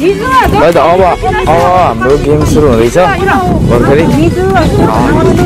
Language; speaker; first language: Japanese; non-native, learner; Nepali